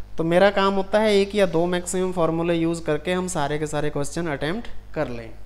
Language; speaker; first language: Hindi; non-native, local second language; Punjabi